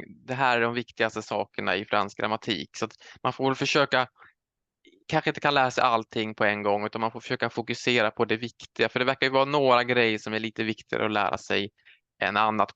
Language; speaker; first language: Swedish; native; Swedish